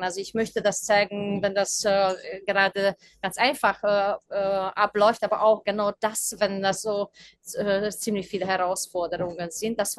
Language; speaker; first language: German; non-native, fluent; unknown